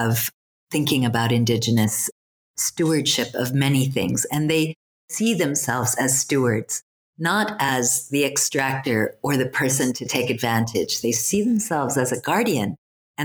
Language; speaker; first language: English; native; English